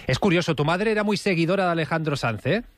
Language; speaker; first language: Spanish; native; Spanish